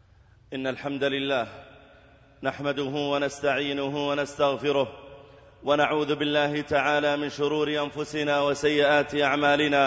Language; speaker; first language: Arabic; native; Arabic